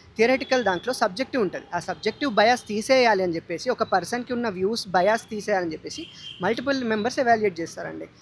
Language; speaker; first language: Telugu; native; Telugu